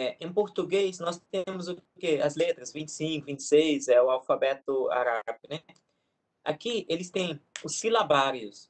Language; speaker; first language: Portuguese; non-native, local second language; Kabuverdianu